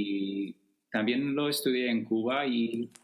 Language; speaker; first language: Spanish; non-native, fluent; English